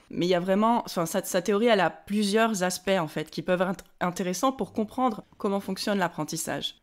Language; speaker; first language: French; native; French